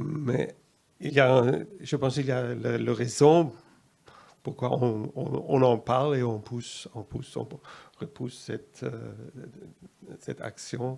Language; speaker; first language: French; non-native, fluent; German